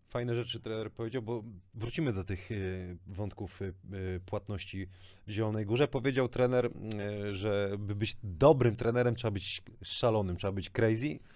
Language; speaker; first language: Polish; native; Polish